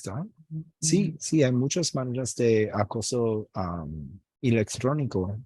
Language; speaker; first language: Spanish; non-native, fluent; English